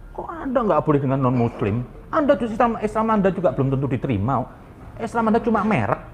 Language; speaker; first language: Indonesian; native; Indonesian